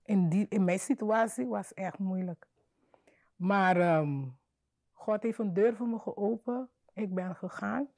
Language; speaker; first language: Dutch; non-native, fluent; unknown